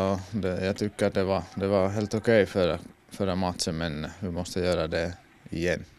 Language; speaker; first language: Swedish; non-native, fluent; Finnish